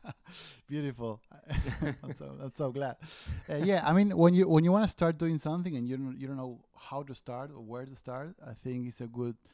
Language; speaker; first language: English; non-native, fluent; Spanish